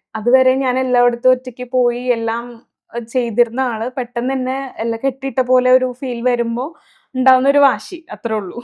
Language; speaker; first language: Malayalam; early bilingual, heritage; Malayalam